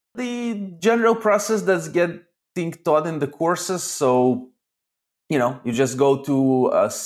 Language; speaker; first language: English; early bilingual, other home language; Russian